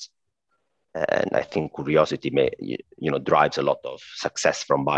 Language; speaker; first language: English; non-native, fluent; Italian